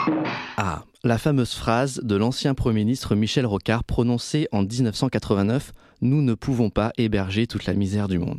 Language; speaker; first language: French; native; French